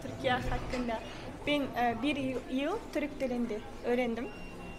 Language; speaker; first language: Turkish; non-native, learner; Kazakh